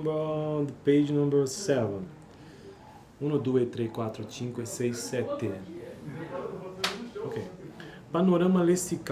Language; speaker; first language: English; non-native, learner; Portuguese